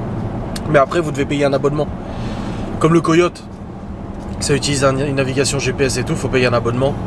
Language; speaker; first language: French; native; French